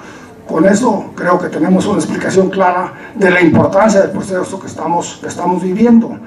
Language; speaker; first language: Spanish; native; Spanish